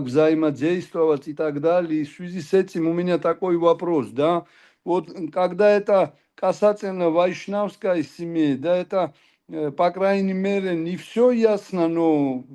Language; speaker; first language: Russian; non-native, local second language; Georgian